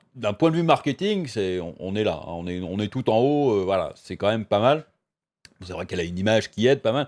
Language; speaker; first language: French; native; French